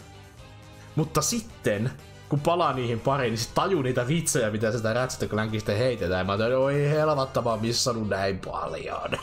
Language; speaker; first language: Finnish; native; Finnish